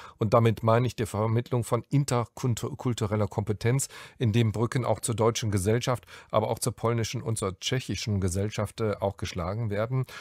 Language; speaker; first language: German; native; German